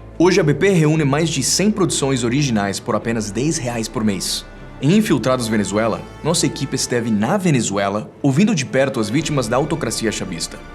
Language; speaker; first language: Portuguese; non-native, fluent; Spanish